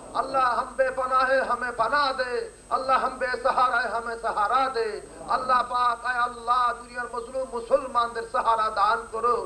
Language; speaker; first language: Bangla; non-native, fluent; Urdu